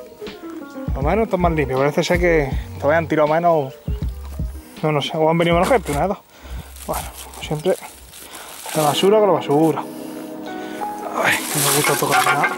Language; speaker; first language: Spanish; native; Spanish